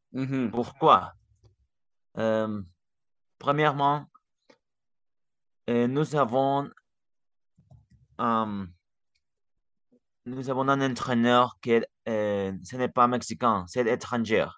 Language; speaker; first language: French; non-native, learner; Spanish